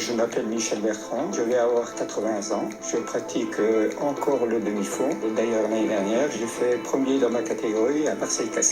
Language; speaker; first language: French; native; French